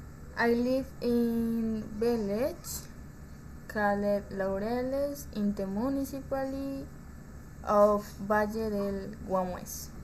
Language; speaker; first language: English; non-native, learner; Spanish